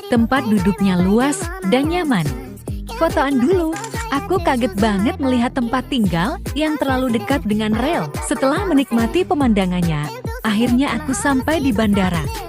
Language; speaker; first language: Indonesian; non-native, fluent; Japanese